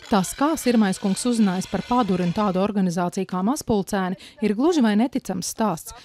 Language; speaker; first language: Latvian; native; Latvian